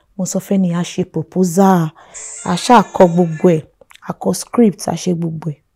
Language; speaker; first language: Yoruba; non-native, local second language; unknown